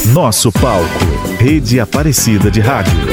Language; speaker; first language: Portuguese; native; Portuguese